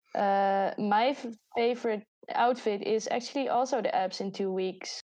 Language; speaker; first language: English; non-native, fluent; Dutch